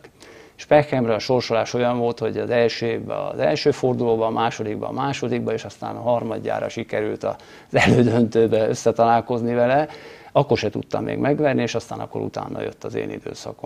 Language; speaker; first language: Hungarian; native; Hungarian